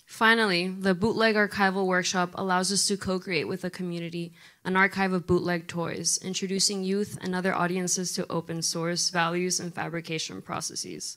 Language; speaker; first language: English; native; English